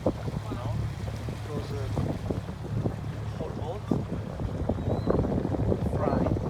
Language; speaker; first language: English; non-native, learner; Italian